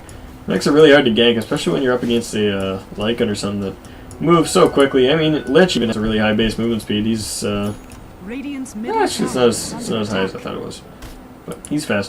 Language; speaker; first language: English; native; English